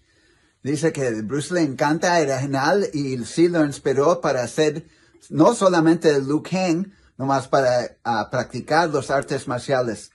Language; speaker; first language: Spanish; non-native, learner; English